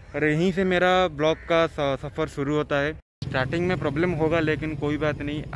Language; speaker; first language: Hindi; non-native, local second language; Odia